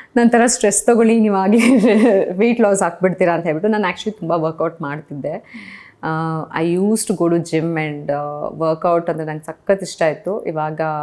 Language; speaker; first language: Kannada; non-native, local second language; Kodava